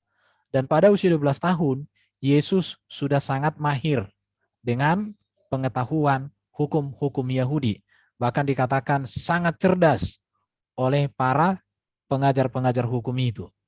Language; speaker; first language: Indonesian; native; Indonesian